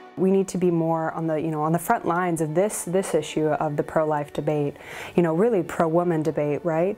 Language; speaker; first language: English; native; English